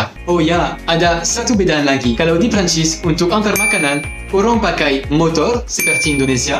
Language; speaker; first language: Indonesian; non-native, fluent; French